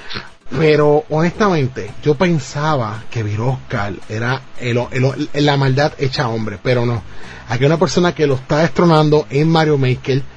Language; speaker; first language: Spanish; native; Spanish